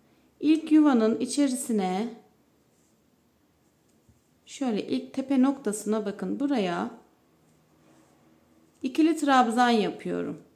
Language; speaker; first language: Turkish; native; Turkish